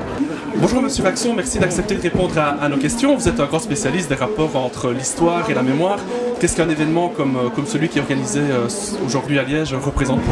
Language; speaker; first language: French; native; French